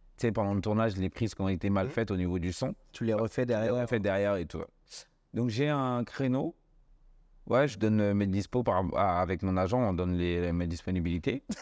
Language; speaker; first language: French; early bilingual, other home language; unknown